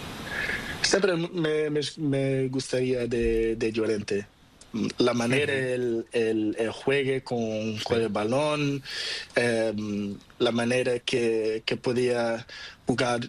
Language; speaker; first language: Spanish; non-native, learner; Portuguese